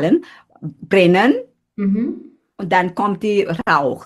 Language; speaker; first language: German; non-native, fluent; Sinhala